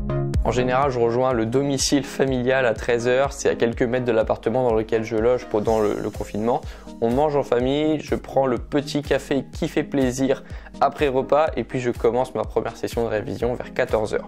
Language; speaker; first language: French; native; French